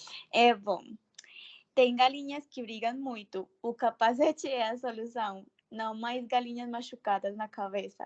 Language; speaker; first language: Portuguese; non-native, fluent; Spanish